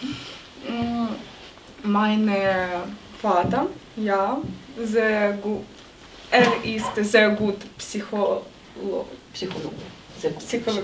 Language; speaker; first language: German; non-native, learner; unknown